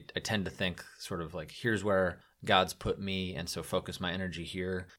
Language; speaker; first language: English; native; English